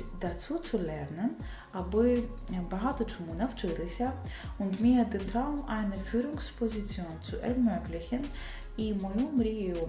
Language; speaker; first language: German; non-native, fluent; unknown